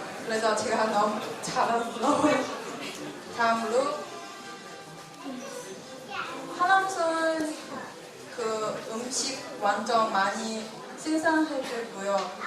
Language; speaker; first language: Korean; non-native, fluent; Chinese